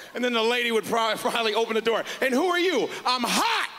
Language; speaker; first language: English; native; English